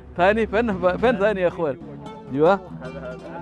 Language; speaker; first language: Arabic; non-native, learner; Malayalam